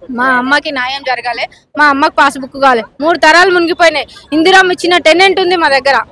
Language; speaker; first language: Telugu; native; Telugu